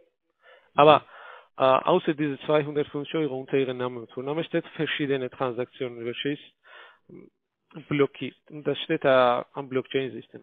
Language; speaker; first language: German; non-native, fluent; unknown